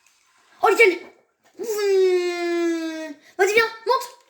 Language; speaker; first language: French; native; French